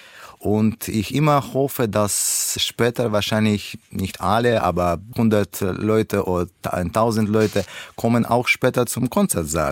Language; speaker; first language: German; non-native, fluent; Russian